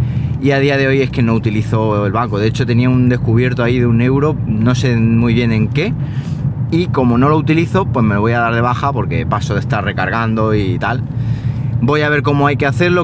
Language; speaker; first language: Spanish; native; Spanish